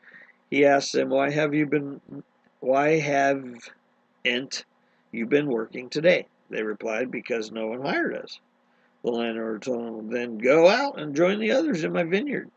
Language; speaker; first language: English; native; English